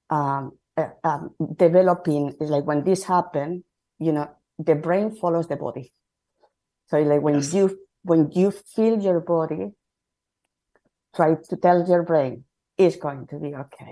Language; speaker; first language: English; non-native, fluent; Spanish